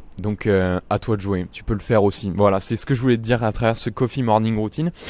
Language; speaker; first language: French; native; French